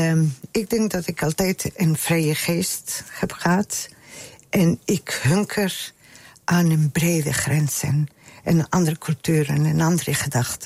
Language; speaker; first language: Dutch; non-native, fluent; Spanish